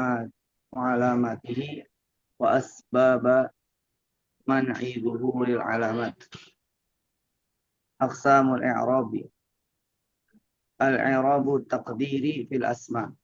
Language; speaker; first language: Arabic; non-native, learner; Indonesian